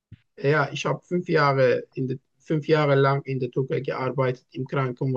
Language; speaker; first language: German; non-native, learner; Turkish